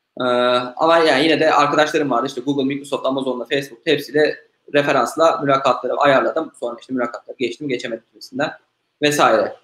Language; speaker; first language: Turkish; native; Turkish